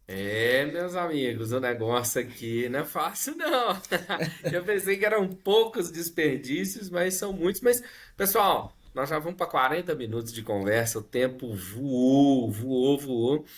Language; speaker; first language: Portuguese; native; Portuguese